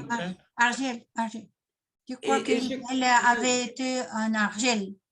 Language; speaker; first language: French; non-native, fluent; Spanish